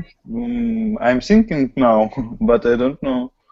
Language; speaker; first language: English; non-native, learner; Russian